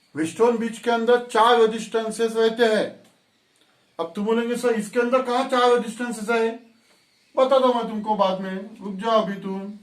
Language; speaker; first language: Hindi; non-native, local second language; Marathi